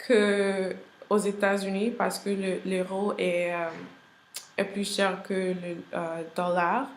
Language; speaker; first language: French; non-native, learner; English